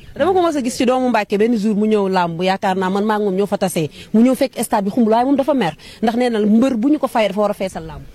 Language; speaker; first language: Wolof; native; Wolof